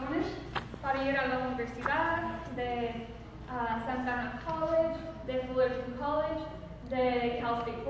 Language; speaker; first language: Spanish; early bilingual, other home language; English